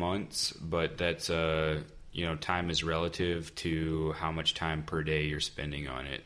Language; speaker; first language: English; native; English